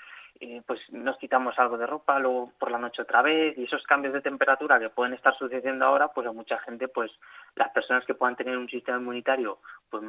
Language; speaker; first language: Spanish; native; Spanish